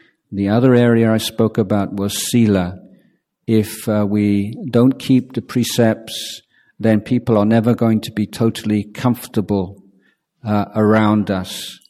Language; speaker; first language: English; native; English